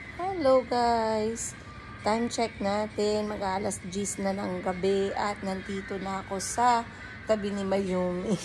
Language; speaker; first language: Filipino; non-native, local second language; Cebuano